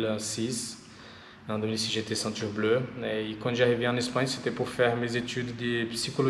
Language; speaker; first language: French; non-native, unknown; Portuguese